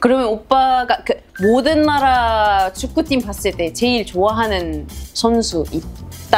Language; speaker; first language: Korean; non-native, fluent; Arabic